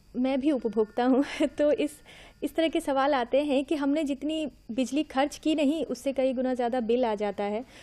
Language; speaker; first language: Hindi; non-native, local second language; Bangla